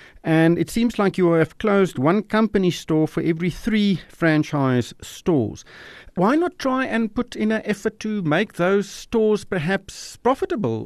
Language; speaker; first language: English; non-native, local second language; Afrikaans